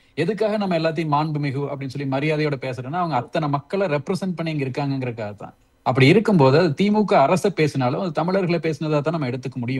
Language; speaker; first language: Tamil; native; Tamil